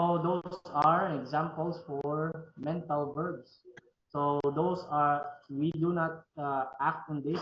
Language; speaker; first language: English; non-native, fluent; Filipino